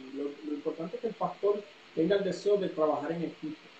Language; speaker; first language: Spanish; early bilingual, heritage; Spanish